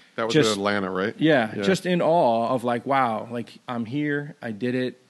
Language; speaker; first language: English; native; English